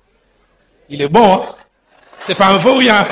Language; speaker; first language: French; non-native, local second language; Lingala